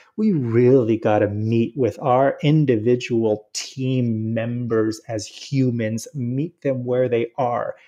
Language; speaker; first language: English; native; English